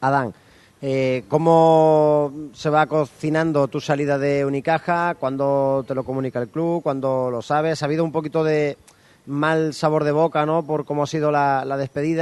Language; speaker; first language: Spanish; native; Spanish